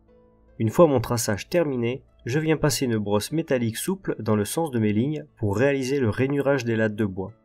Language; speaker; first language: French; native; French